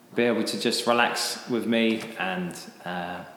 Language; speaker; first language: English; native; English